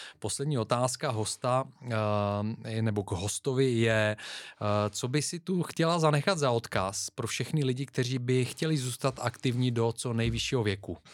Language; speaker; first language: Czech; non-native, fluent; Bulgarian